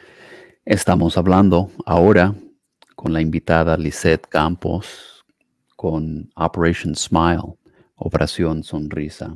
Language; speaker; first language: Spanish; non-native, fluent; English